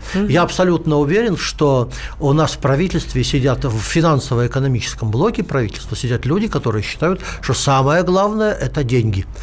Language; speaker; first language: Russian; native; Russian